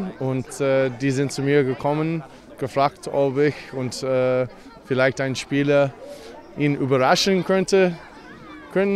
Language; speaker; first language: German; non-native, fluent; English